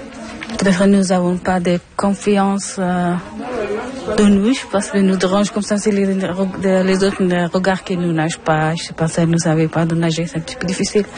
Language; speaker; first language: French; non-native, learner; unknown